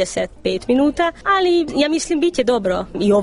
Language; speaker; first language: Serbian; non-native, local second language; Hungarian